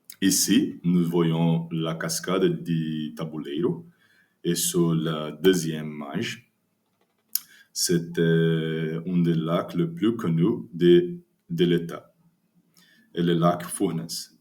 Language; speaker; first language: French; non-native, learner; Portuguese